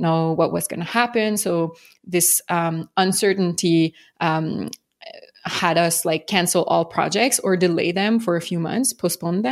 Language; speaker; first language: English; non-native, fluent; French